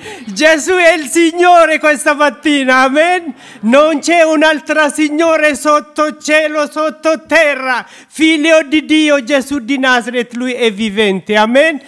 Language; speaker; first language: Italian; non-native, learner; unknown